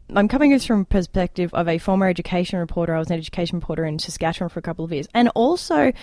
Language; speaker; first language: English; native; English